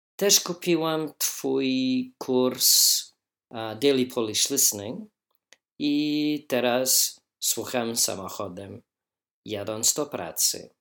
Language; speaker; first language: Polish; non-native, learner; English